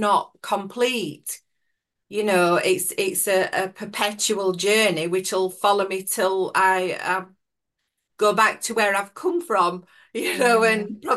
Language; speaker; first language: English; native; English